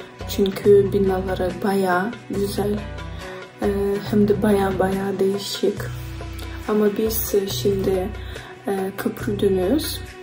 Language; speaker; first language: Turkish; non-native, learner; Ukrainian